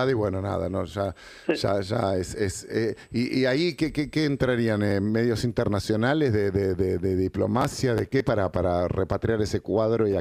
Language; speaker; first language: Spanish; native; Spanish